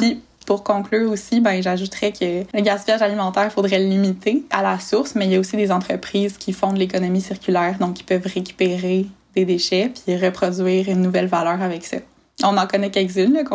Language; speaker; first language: French; native; French